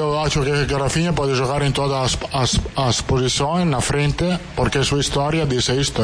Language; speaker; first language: Portuguese; non-native, fluent; Italian